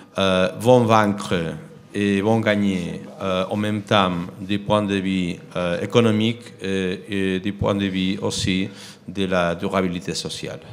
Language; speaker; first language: French; non-native, fluent; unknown